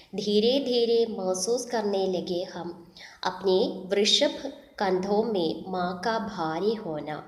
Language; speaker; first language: Hindi; non-native, local second language; Malayalam